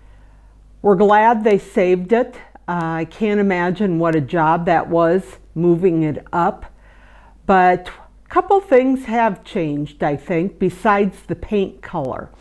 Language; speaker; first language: English; native; English